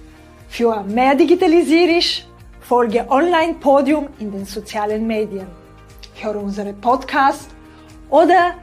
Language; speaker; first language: German; non-native, fluent; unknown